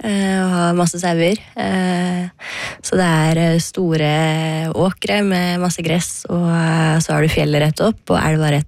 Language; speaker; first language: Norwegian; native; Norwegian